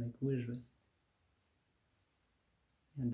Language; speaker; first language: English; non-native, fluent; Polish